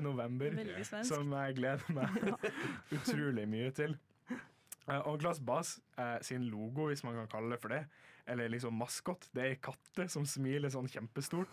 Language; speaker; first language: Norwegian; native; Norwegian